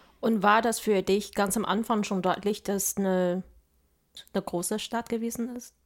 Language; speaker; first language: German; non-native, fluent; Chinese